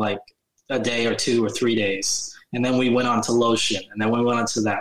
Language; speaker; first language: English; native; English